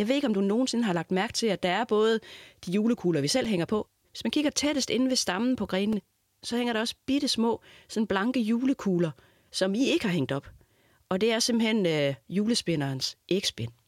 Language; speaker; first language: Danish; native; Danish